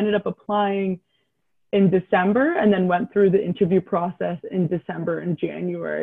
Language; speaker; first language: English; native; English